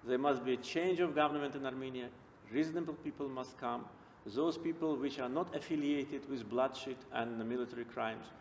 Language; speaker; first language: English; non-native, fluent; Azerbaijani